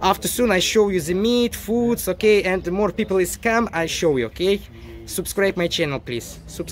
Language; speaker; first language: English; non-native, learner; Russian